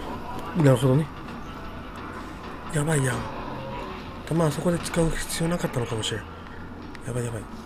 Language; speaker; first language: Japanese; native; Japanese